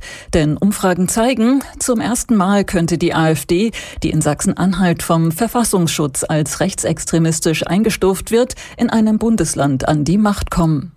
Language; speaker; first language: German; native; German